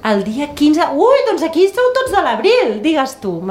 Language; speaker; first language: Catalan; native; Catalan